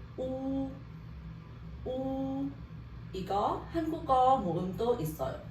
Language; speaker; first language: Korean; non-native, learner; Vietnamese